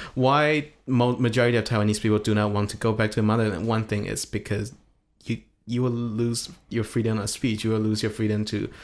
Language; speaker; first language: English; non-native, fluent; Chinese